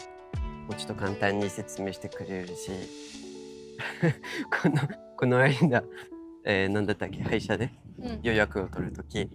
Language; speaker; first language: Japanese; non-native, fluent; English